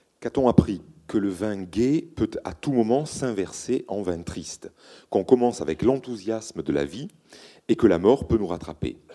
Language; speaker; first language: French; native; French